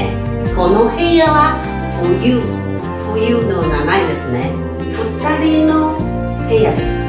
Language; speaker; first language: Japanese; non-native, learner; Chinese